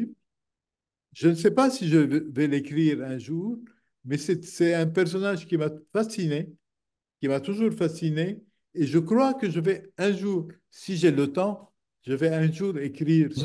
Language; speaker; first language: French; non-native, local second language; Arabic